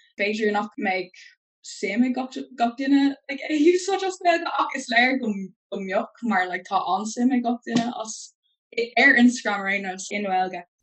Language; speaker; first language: Irish; non-native, local second language; English